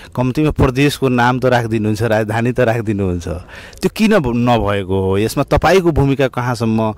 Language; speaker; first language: Nepali; non-native, local second language; Bhojpuri